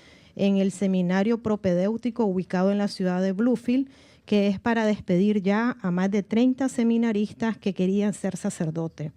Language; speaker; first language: Spanish; native; Spanish